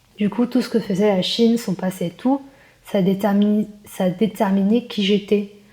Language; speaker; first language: French; early bilingual, other home language; Chinese